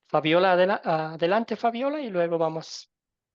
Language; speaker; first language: Spanish; native; Spanish